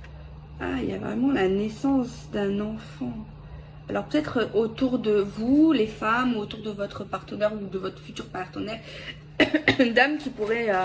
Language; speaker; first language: French; native; French